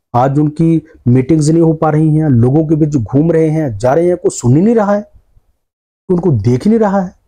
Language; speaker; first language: Hindi; native; Hindi